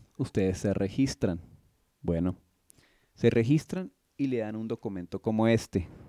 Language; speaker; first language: Spanish; native; Spanish